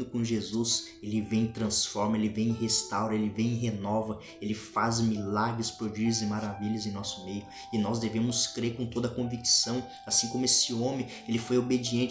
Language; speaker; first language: Portuguese; native; Portuguese